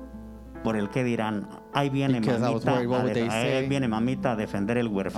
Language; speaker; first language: Spanish; native; Spanish